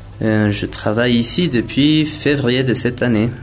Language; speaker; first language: French; non-native, fluent; Spanish